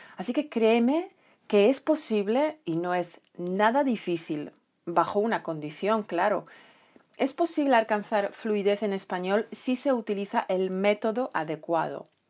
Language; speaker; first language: Spanish; non-native, fluent; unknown